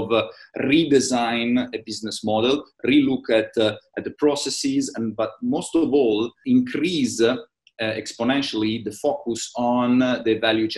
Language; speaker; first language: English; non-native, fluent; Italian